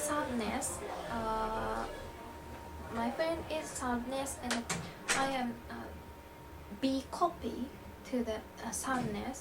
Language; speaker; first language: English; non-native, learner; Japanese